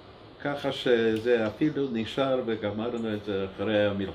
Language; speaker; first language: Hebrew; non-native, fluent; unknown